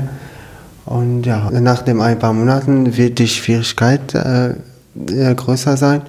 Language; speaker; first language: German; non-native, learner; Arabic